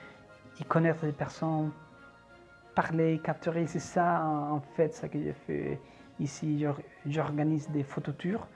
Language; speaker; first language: French; non-native, fluent; Spanish